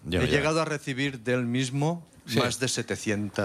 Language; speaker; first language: Spanish; native; Spanish